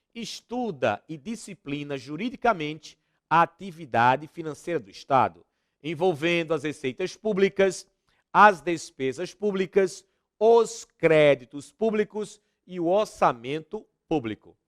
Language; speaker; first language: Portuguese; native; Portuguese